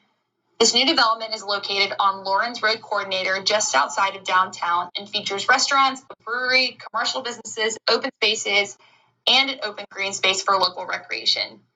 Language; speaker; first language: English; native; English